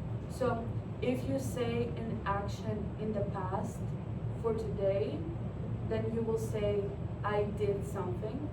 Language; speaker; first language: English; non-native, fluent; Russian